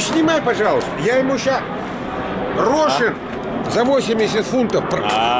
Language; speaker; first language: Russian; native; Russian